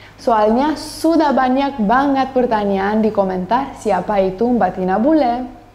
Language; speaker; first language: Indonesian; non-native, learner; Romanian